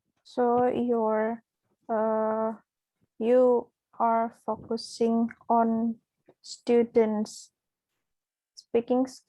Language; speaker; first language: English; non-native, fluent; Indonesian